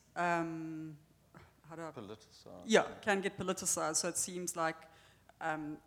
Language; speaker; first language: English; native; English